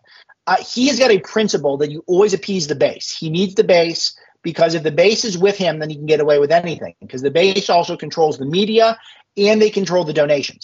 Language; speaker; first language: English; native; English